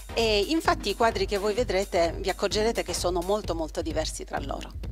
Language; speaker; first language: Italian; native; Italian